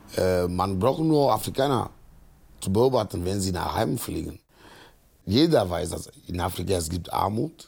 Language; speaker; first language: German; non-native, fluent; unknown